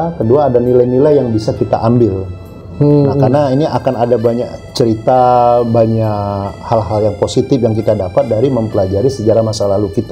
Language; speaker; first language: Indonesian; native; Indonesian